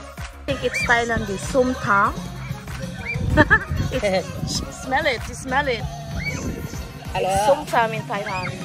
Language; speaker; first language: English; non-native, learner; Filipino